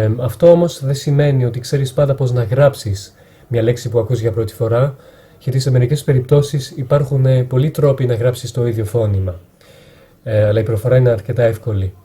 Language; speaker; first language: Greek; non-native, fluent; French